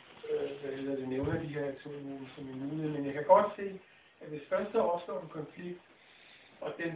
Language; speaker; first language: Danish; native; Danish